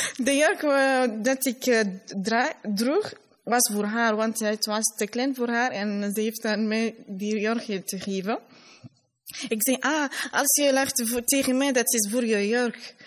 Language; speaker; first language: Dutch; non-native, learner; Fula